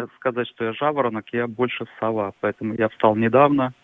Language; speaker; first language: Russian; native; Russian